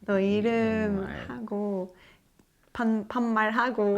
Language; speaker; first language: Korean; non-native, learner; French